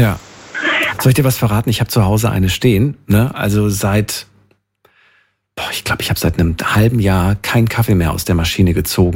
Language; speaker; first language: German; native; German